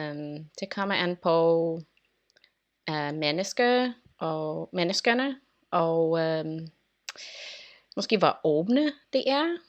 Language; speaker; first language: Danish; non-native, learner; English